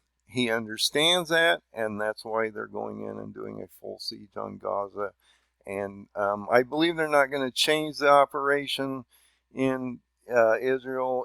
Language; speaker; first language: English; native; English